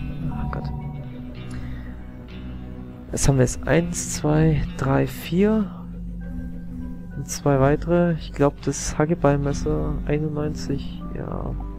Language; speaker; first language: German; native; German